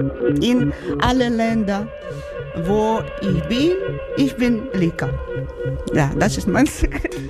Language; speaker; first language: German; non-native, learner; Ukrainian